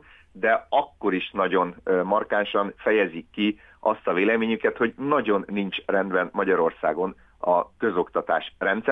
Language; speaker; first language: Hungarian; native; Hungarian